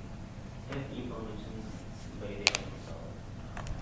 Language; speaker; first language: English; non-native, learner; Indonesian